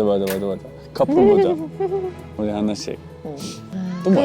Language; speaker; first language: Korean; non-native, fluent; English